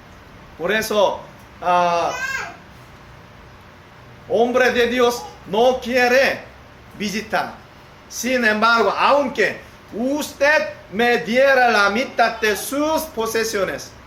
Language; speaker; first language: Spanish; non-native, learner; Korean